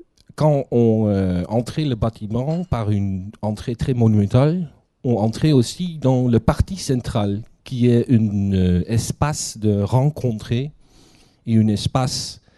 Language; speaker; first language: French; non-native, learner; Dutch